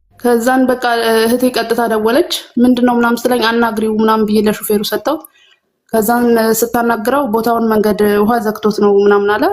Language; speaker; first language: Amharic; native; Amharic